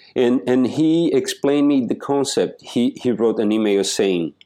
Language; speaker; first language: English; non-native, fluent; Portuguese